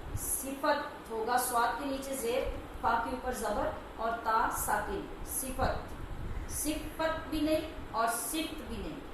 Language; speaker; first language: Urdu; native; Urdu